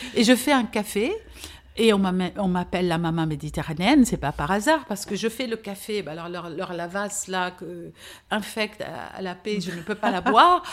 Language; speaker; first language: French; native; French